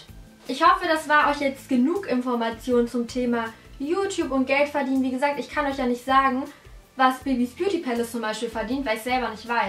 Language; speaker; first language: German; native; German